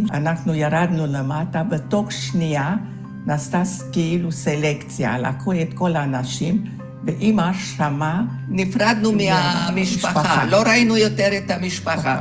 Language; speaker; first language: Hebrew; non-native, fluent; Hungarian